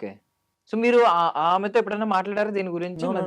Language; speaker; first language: Telugu; native; Telugu